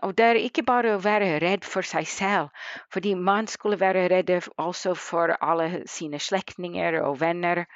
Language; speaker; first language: Norwegian; non-native, fluent; English